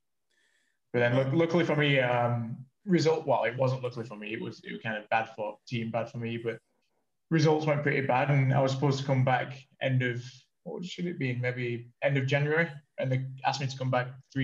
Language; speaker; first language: English; native; English